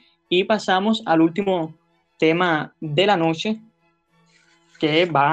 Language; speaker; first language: Spanish; native; Spanish